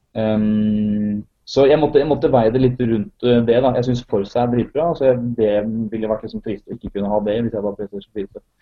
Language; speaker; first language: Norwegian; native; Norwegian